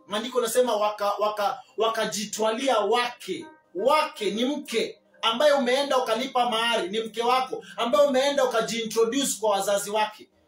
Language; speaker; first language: Swahili; native; Swahili